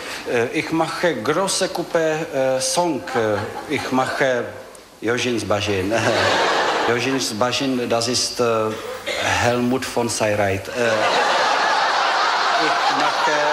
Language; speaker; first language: German; non-native, learner; Czech